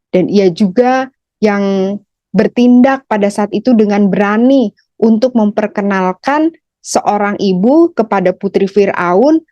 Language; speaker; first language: Indonesian; native; Indonesian